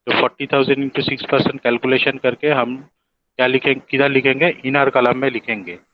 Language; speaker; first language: Hindi; non-native, local second language; Bangla